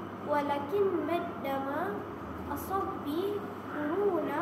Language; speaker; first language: Arabic; non-native, learner; Malay